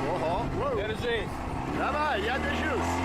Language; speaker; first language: Russian; non-native, learner; English